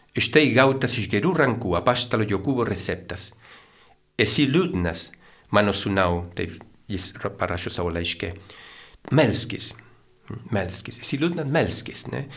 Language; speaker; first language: Lithuanian; non-native, fluent; Spanish